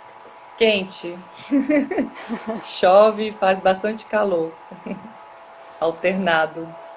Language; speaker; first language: Portuguese; native; Portuguese